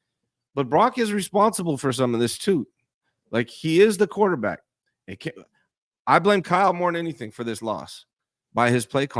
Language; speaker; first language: English; native; English